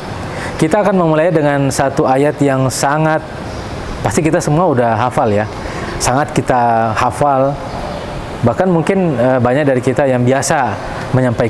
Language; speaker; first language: Indonesian; native; Indonesian